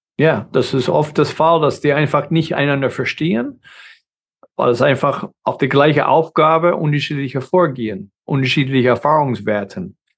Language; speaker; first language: German; non-native, fluent; English